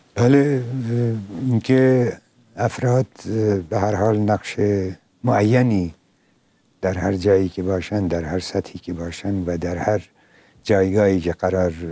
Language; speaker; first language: Persian; non-native, local second language; Central Kurdish